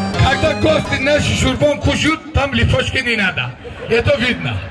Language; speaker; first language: Russian; non-native, local second language; Tajik